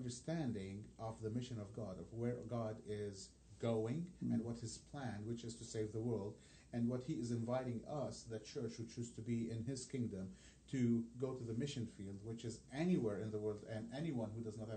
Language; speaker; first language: English; non-native, fluent; Arabic